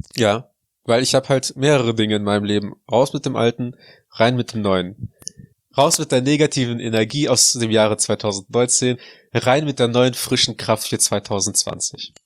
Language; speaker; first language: German; early bilingual, other home language; Russian